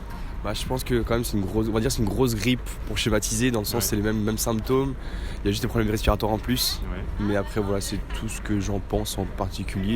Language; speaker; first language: French; native; French